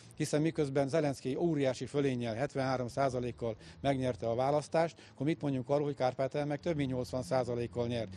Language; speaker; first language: Hungarian; native; Hungarian